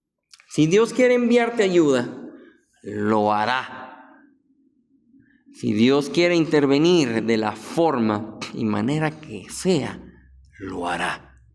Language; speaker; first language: Spanish; native; Spanish